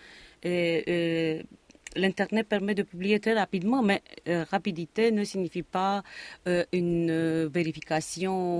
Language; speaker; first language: French; non-native, fluent; Romanian